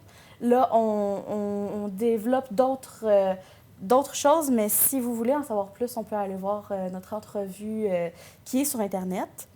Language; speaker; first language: French; native; French